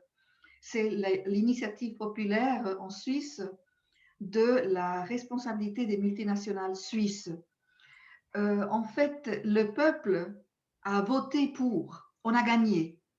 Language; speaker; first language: French; non-native, local second language; German